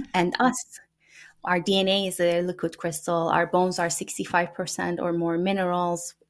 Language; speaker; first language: English; non-native, fluent; Turkish